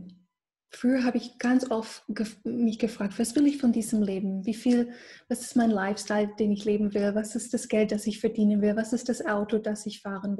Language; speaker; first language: German; non-native, fluent; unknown